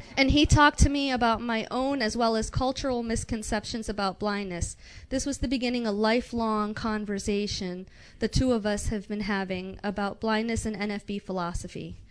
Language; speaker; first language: English; non-native, local second language; Arabic